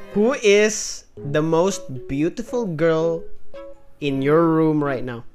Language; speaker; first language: English; non-native, local second language; Filipino